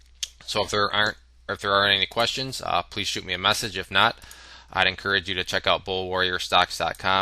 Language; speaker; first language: English; native; English